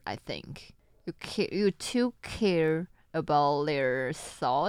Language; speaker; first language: English; non-native, learner; Chinese